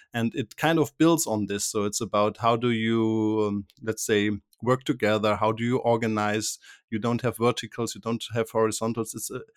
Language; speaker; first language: English; non-native, fluent; German